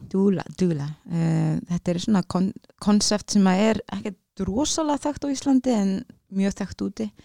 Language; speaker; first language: Icelandic; native; Icelandic